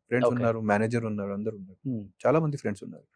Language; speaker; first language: Telugu; non-native, fluent; Hindi